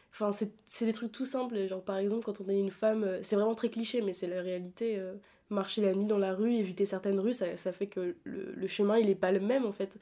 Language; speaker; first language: French; native; French